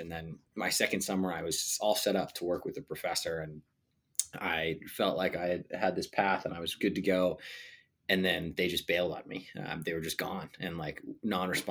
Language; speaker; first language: English; native; English